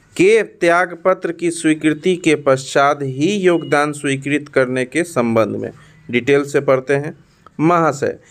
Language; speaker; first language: Hindi; native; Hindi